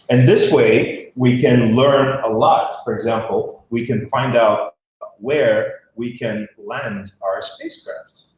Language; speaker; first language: English; non-native, fluent; Bulgarian